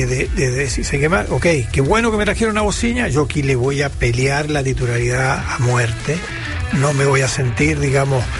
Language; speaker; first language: Spanish; native; Spanish